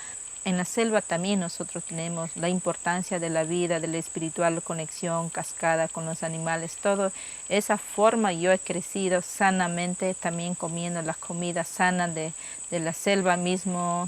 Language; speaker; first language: Spanish; non-native, local second language; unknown